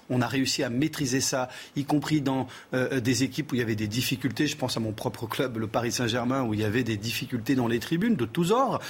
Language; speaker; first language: French; early bilingual, other home language; Portuguese